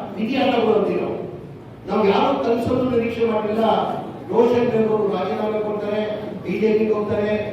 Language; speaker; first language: Kannada; non-native, local second language; Urdu